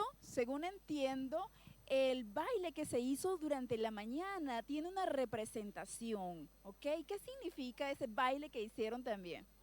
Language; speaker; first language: Spanish; native; Spanish